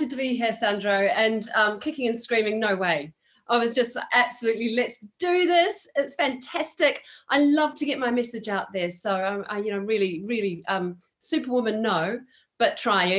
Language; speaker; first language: English; native; English